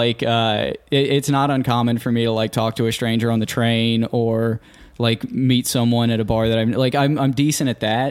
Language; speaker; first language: English; native; English